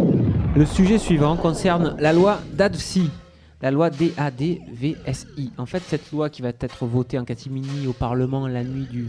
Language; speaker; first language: French; native; French